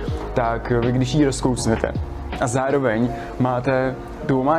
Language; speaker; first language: Czech; native; Czech